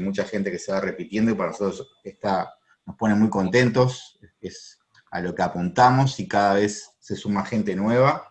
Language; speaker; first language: Spanish; native; Spanish